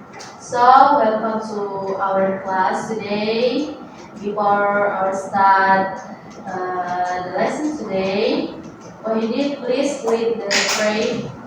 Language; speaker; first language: English; non-native, learner; Indonesian